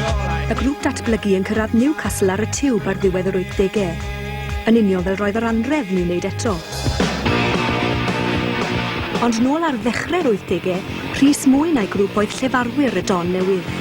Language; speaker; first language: Welsh; native; Welsh